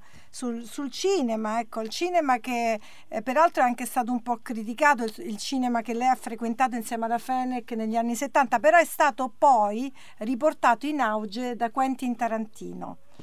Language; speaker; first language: Italian; native; Italian